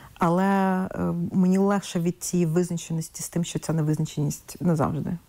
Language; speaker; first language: Ukrainian; non-native, local second language; Russian